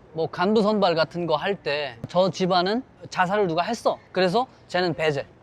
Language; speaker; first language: Korean; native; Korean